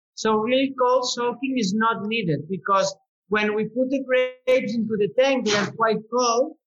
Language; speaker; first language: English; non-native, fluent; Spanish